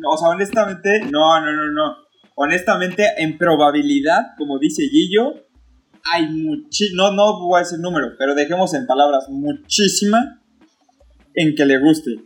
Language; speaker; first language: Spanish; native; Spanish